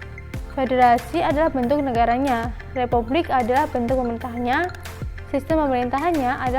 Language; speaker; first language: Indonesian; native; Indonesian